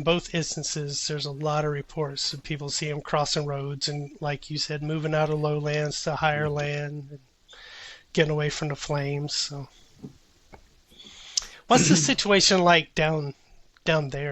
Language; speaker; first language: English; native; English